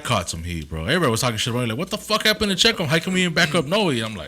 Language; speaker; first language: English; early bilingual, other home language; Spanish